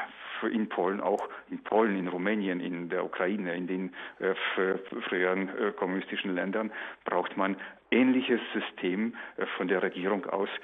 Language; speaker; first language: German; non-native, fluent; Polish